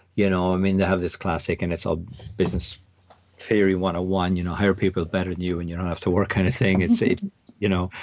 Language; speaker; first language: English; native; English